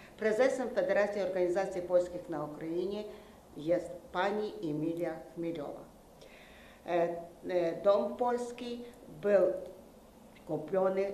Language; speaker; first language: Polish; non-native, learner; Ukrainian